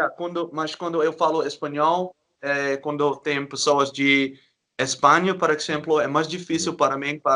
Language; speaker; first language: Portuguese; non-native, learner; Dutch